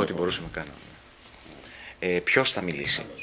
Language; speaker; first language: Greek; native; Greek